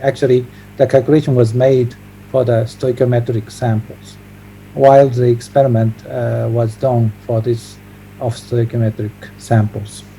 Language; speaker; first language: English; non-native, fluent; Japanese